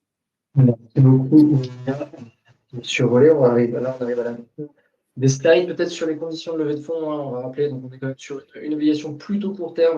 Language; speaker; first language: French; native; French